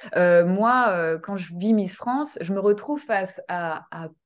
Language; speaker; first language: French; early bilingual, other home language; Kinyarwanda